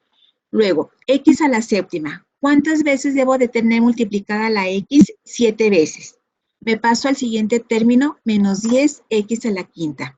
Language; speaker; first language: Spanish; native; Spanish